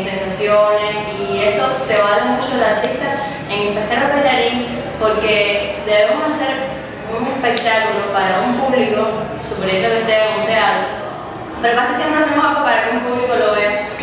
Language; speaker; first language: Spanish; native; Spanish